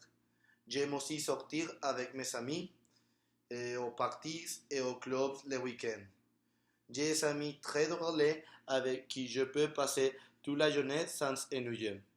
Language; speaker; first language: French; non-native, learner; Spanish